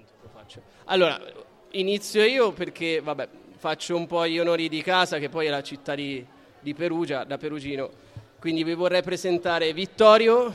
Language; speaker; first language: Italian; native; Italian